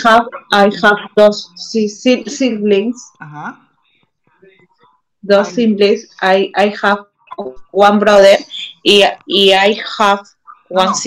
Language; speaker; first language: English; non-native, learner; Spanish